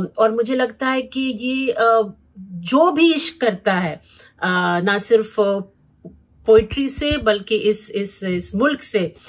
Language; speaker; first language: Hindi; native; Hindi